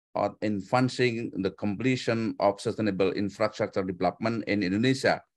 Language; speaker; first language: English; non-native, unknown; Indonesian